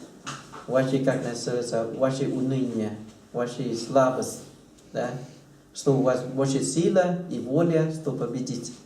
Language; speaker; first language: Russian; non-native, learner; Thai